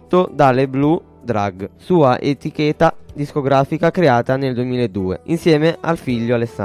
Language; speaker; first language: Italian; native; Italian